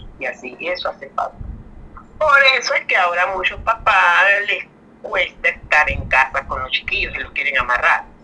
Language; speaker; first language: Spanish; native; Spanish